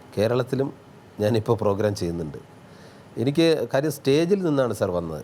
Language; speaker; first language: Malayalam; native; Malayalam